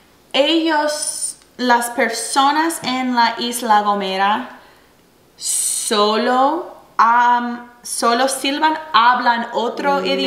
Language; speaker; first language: Spanish; non-native, fluent; English